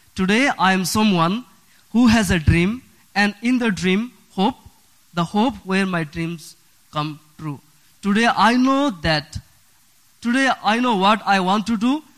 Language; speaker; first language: English; non-native, fluent; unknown